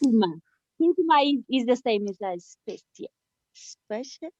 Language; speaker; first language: English; non-native, learner; Spanish